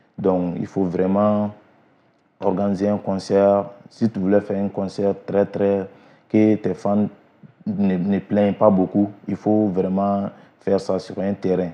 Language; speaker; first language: French; non-native, local second language; Bambara